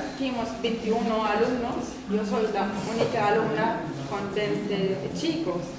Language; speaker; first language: Spanish; non-native, learner; Arabic